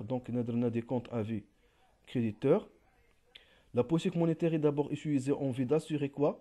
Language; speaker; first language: French; non-native, local second language; Arabic